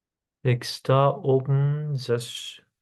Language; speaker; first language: Dutch; non-native, learner; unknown